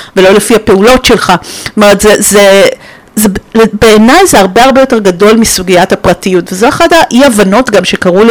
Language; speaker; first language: Hebrew; non-native, fluent; Romanian